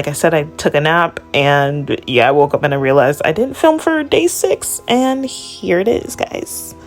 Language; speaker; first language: English; native; English